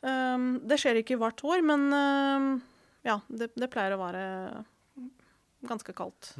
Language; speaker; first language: Norwegian; non-native, fluent; Ukrainian